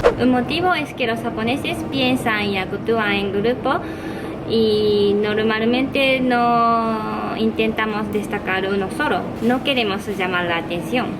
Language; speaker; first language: Spanish; non-native, fluent; Japanese